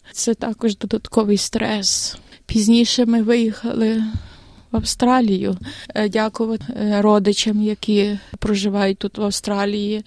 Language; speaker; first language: Ukrainian; native; Ukrainian